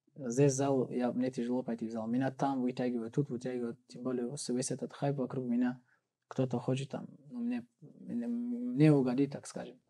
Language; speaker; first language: Russian; non-native, local second language; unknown